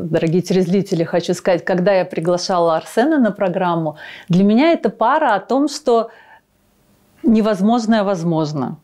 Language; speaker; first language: Russian; native; Russian